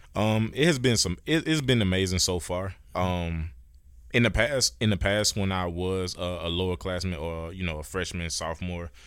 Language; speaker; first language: English; native; English